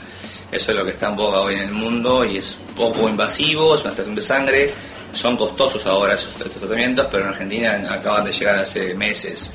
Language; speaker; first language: Spanish; native; Spanish